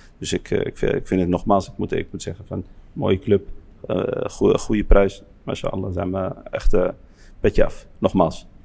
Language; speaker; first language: Dutch; early bilingual, other home language; Arabic